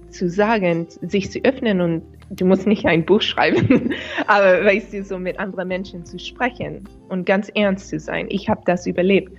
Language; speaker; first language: German; non-native, fluent; English